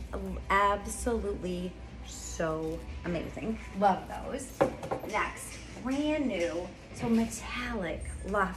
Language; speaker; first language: English; native; English